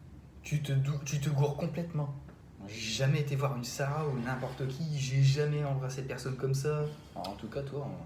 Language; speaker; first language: French; native; French